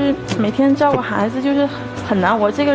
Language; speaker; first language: Chinese; native; Chinese